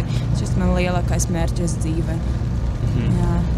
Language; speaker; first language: Latvian; non-native, local second language; Russian